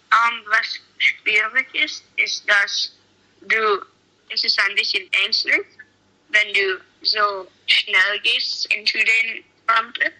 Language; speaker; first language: German; non-native, learner; English